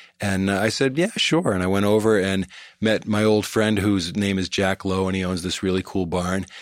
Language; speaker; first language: English; native; English